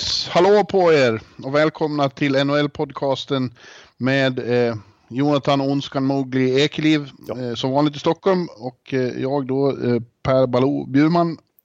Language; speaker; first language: Swedish; native; Swedish